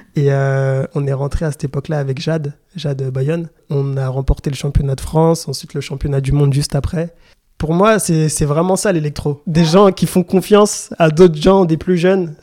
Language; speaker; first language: French; early bilingual, other home language; Lingala